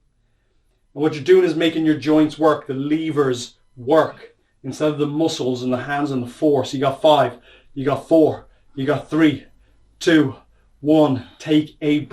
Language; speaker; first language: English; native; English